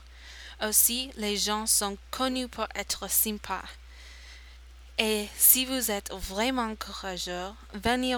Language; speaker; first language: French; non-native, learner; English